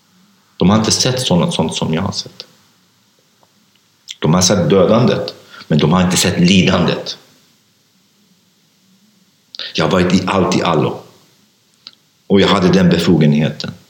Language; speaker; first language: Swedish; non-native, fluent; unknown